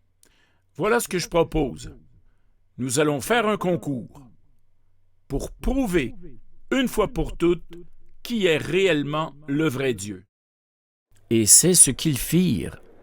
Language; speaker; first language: French; native; French